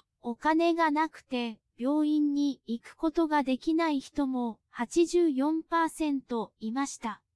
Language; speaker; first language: Japanese; non-native, fluent; Cantonese